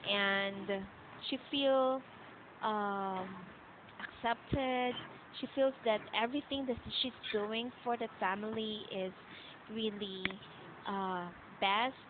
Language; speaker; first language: English; non-native, local second language; Filipino